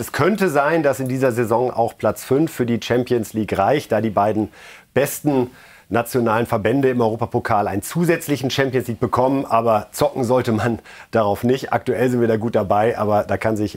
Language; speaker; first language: German; native; German